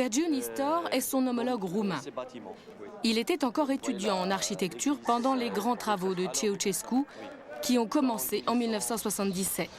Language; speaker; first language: French; native; French